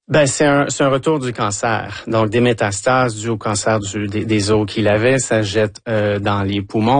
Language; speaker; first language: French; native; French